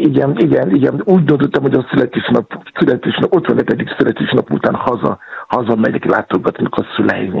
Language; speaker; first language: Hungarian; non-native, fluent; Yoruba